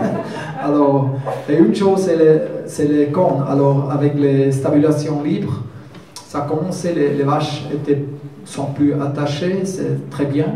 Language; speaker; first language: French; non-native, learner; German